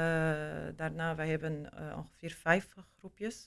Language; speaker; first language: Dutch; non-native, learner; Arabic